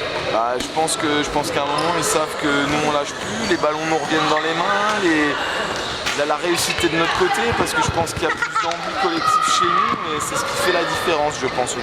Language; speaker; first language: French; native; French